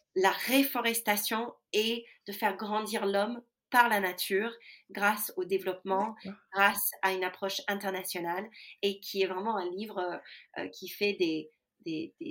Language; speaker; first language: French; non-native, fluent; English